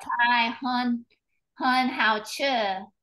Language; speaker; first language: Chinese; non-native, learner; English